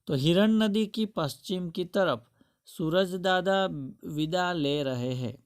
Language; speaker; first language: Hindi; non-native, local second language; Gujarati